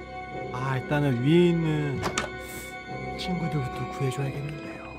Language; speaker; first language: Korean; native; Korean